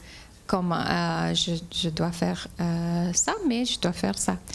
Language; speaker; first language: French; non-native, fluent; English